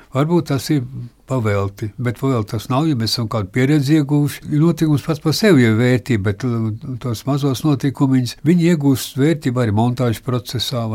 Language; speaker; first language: Latvian; native; Latvian